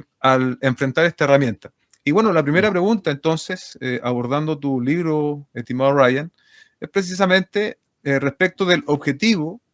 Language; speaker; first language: Spanish; native; Spanish